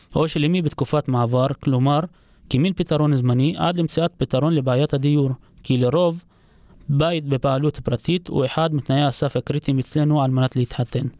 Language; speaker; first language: Hebrew; non-native, local second language; Arabic